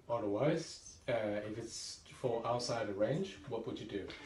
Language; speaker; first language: English; non-native, fluent; Vietnamese